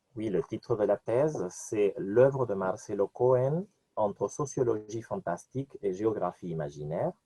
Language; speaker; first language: French; non-native, fluent; Spanish